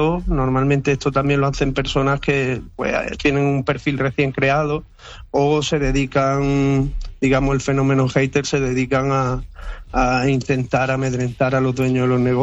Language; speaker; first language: Spanish; native; Spanish